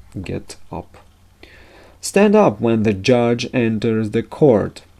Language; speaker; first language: English; non-native, fluent; Russian